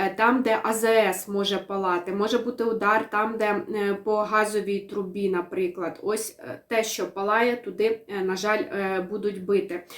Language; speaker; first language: Ukrainian; non-native, local second language; Russian